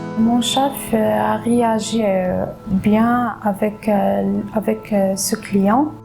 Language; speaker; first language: French; non-native, learner; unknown